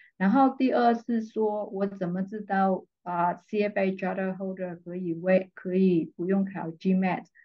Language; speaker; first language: Chinese; non-native, fluent; Vietnamese